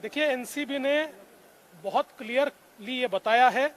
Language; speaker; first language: Hindi; non-native, local second language; Marathi